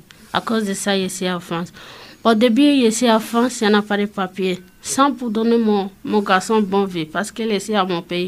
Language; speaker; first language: French; non-native, learner; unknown